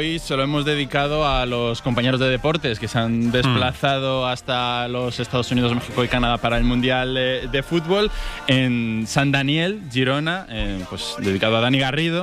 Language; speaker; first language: Spanish; native; Spanish